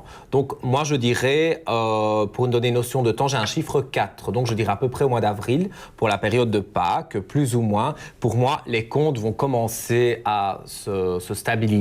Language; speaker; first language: French; native; French